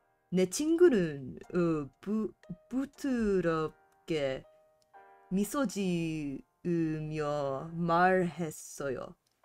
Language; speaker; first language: Korean; non-native, learner; English